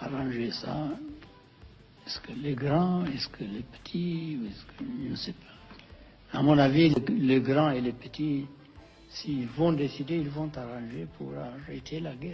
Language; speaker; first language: French; non-native, fluent; Amharic